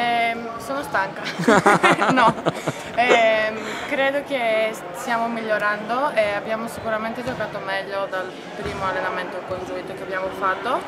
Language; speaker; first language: Italian; non-native, fluent; Greek